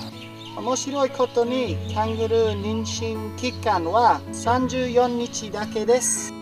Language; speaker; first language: Japanese; non-native, learner; English